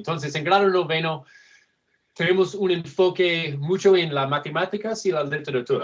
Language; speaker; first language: Spanish; non-native, fluent; English